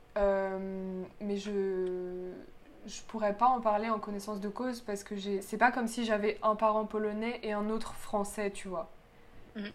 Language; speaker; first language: French; early bilingual, other home language; Polish